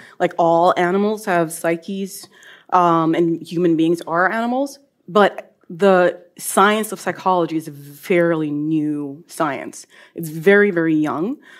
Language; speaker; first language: English; non-native, fluent; Norwegian